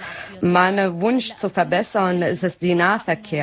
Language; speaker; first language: German; non-native, learner; Arabic